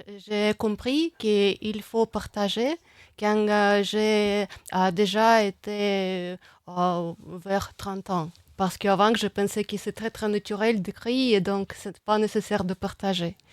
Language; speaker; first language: French; non-native, fluent; Russian